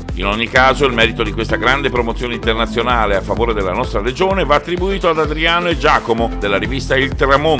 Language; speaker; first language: Italian; native; Italian